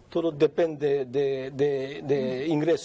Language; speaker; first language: Portuguese; non-native, learner; Japanese